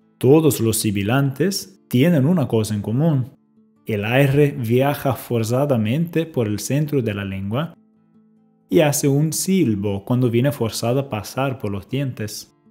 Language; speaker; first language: Spanish; non-native, fluent; English